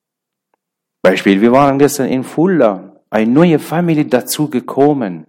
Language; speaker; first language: German; non-native, learner; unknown